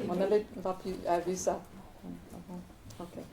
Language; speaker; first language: French; non-native, fluent; English